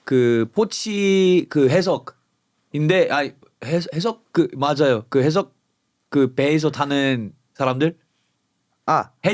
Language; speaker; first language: Korean; non-native, fluent; English